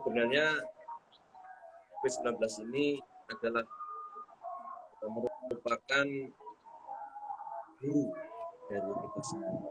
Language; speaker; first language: Indonesian; non-native, local second language; Javanese